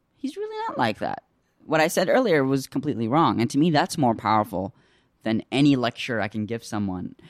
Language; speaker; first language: English; early bilingual, other home language; Arabic